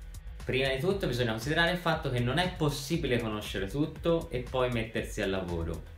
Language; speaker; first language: Italian; native; Italian